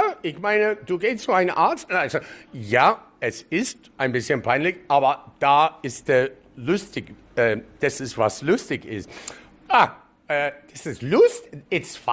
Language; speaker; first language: German; non-native, fluent; English